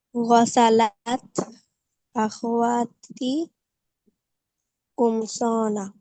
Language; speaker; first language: Arabic; non-native, learner; Bangla